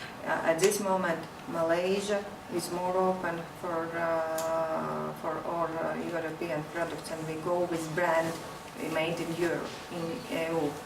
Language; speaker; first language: English; non-native, learner; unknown